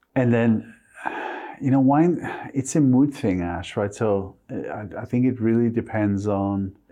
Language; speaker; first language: English; non-native, fluent; Spanish